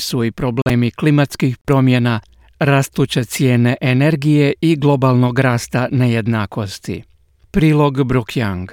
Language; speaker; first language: Croatian; native; Croatian